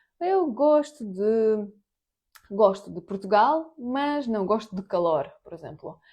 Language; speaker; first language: Portuguese; non-native, fluent; Ukrainian